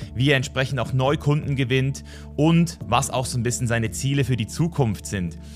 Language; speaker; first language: German; native; German